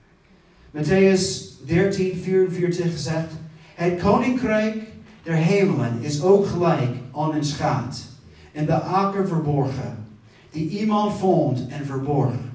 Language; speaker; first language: Dutch; non-native, fluent; English